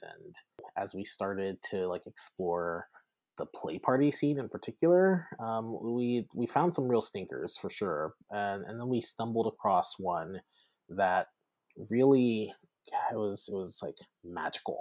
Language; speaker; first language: English; native; English